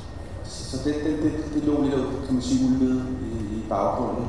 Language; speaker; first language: Danish; early bilingual, other home language; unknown